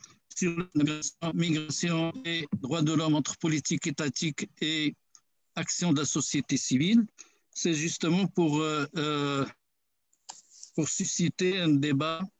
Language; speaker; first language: French; non-native, local second language; Arabic